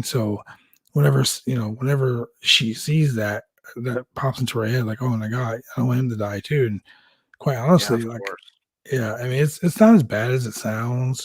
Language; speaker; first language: English; native; English